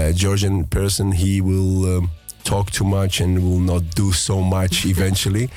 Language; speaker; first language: English; early bilingual, other home language; Greek